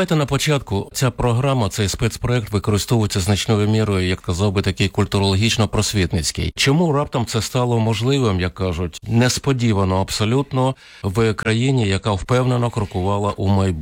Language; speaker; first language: Ukrainian; native; Ukrainian